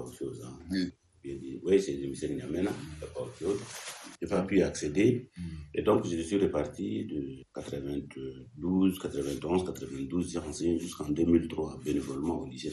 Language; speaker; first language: French; non-native, local second language; Arabic